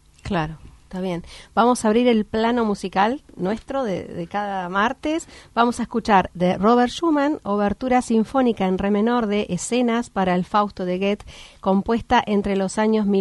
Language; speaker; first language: Spanish; native; Spanish